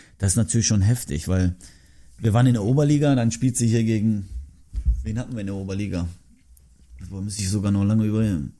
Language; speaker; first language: German; early bilingual, other home language; Turkish